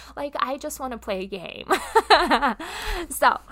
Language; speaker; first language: English; non-native, fluent; Russian